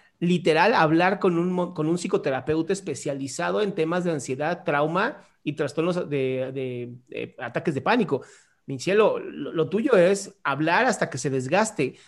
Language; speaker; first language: Spanish; native; Spanish